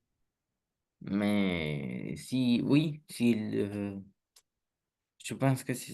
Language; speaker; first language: French; non-native, learner; Romanian